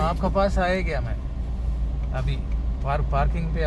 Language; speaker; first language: Hindi; non-native, local second language; Malayalam